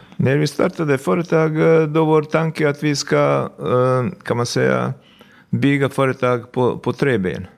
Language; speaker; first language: Swedish; non-native, fluent; Bosnian